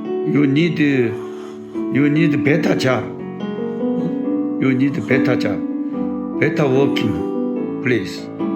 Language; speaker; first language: English; non-native, learner; Korean